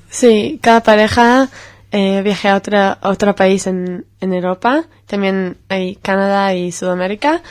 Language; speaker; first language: Spanish; non-native, learner; Hebrew